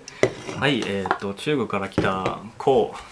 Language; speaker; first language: Japanese; non-native, fluent; Chinese